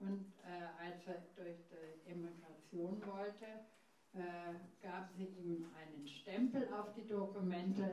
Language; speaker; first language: German; non-native, fluent; English